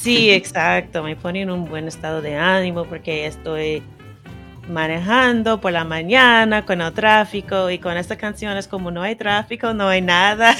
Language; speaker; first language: Spanish; non-native, fluent; English